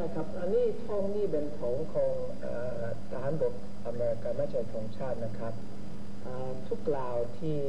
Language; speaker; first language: Thai; non-native, fluent; English